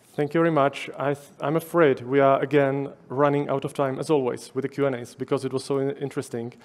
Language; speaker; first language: English; non-native, fluent; Czech